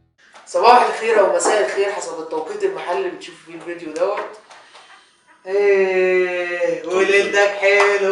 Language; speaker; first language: Arabic; native; Arabic